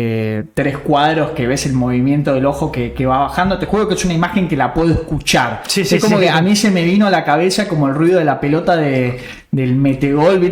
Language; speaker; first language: Spanish; native; Spanish